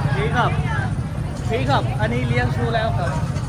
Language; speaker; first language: Thai; non-native, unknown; Punjabi